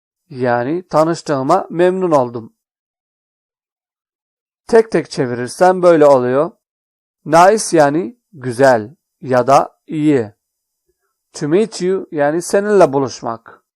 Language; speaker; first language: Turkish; non-native, fluent; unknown